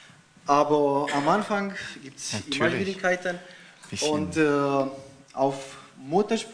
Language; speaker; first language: German; non-native, fluent; Romanian